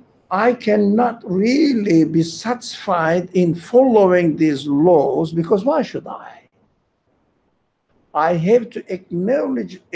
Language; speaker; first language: English; non-native, fluent; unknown